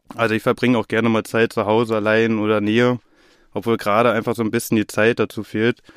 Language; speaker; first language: German; native; German